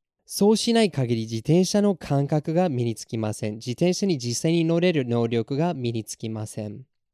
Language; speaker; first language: Japanese; non-native, fluent; English